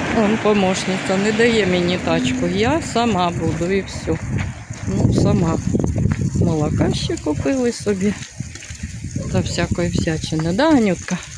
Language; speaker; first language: Ukrainian; native; Ukrainian